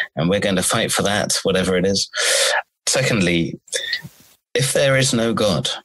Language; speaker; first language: English; native; English